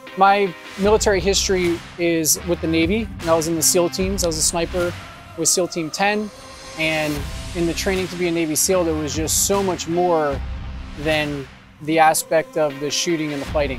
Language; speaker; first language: English; native; English